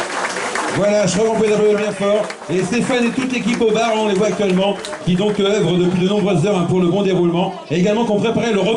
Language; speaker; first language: French; native; French